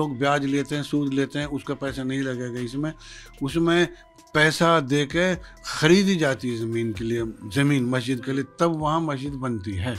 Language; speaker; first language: Hindi; native; Hindi